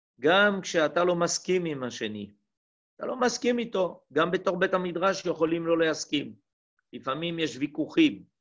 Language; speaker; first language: Hebrew; non-native, fluent; French